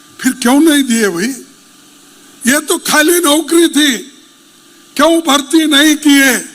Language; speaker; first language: Hindi; non-native, local second language; Kannada